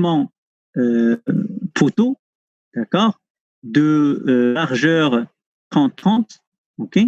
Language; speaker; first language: French; non-native, local second language; Arabic